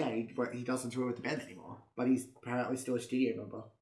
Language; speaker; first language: English; native; English